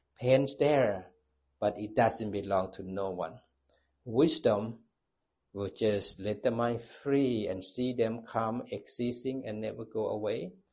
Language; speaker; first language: English; non-native, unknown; Thai